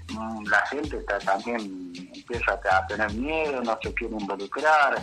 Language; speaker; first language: Spanish; native; Spanish